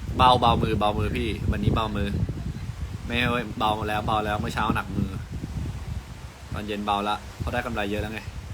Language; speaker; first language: Thai; native; Thai